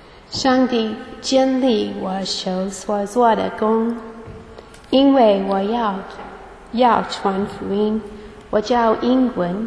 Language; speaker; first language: Chinese; non-native, fluent; English